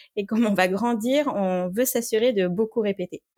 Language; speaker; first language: French; native; French